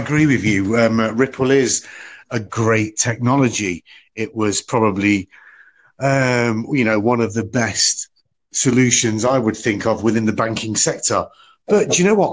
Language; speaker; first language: English; native; English